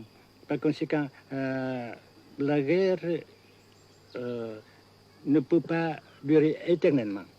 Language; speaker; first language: French; non-native, local second language; Vietnamese